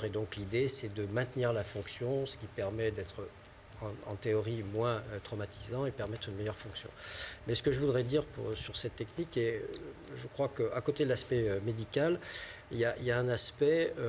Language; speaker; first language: French; native; French